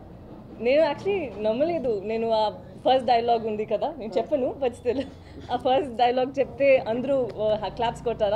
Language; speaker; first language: Telugu; non-native, fluent; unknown